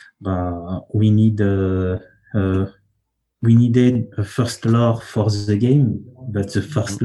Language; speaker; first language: English; non-native, learner; French